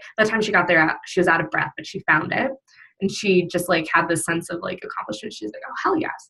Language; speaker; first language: English; native; English